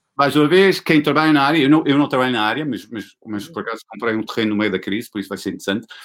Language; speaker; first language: Portuguese; non-native, fluent; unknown